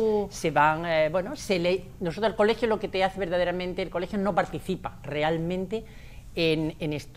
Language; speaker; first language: Spanish; native; Spanish